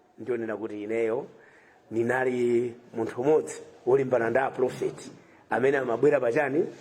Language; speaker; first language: Nyanja; non-native, local second language; Tumbuka